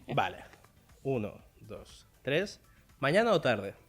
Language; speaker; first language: Spanish; early bilingual, other home language; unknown